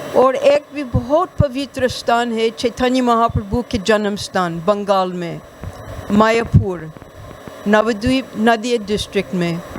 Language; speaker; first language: Hindi; non-native, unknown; English